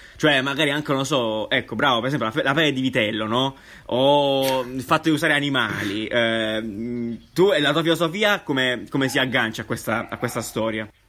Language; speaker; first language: Italian; native; Italian